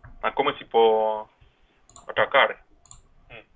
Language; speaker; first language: Italian; non-native, fluent; Spanish